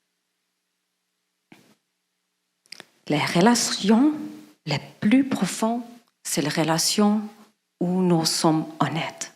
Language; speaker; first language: French; non-native, fluent; German